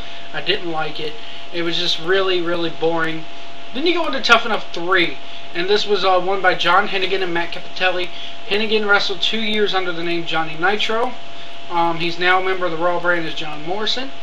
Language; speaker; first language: English; native; English